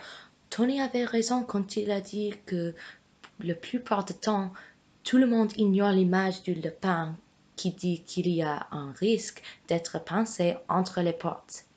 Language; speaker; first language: French; non-native, fluent; English